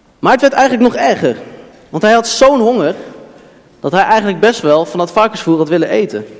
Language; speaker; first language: Dutch; native; Dutch